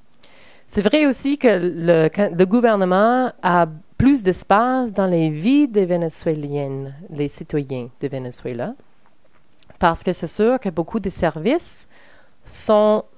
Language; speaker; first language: French; non-native, learner; English